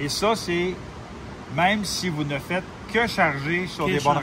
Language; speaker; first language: French; native; French